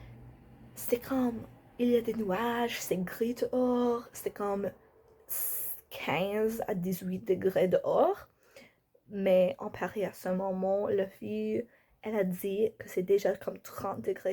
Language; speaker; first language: French; non-native, learner; English